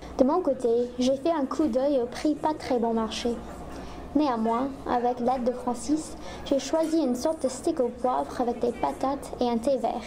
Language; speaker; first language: French; non-native, fluent; English